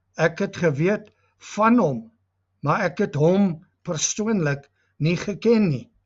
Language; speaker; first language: Afrikaans; non-native, local second language; English